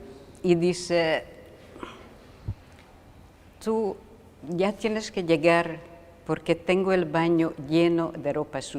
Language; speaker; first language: Spanish; non-native, fluent; Hungarian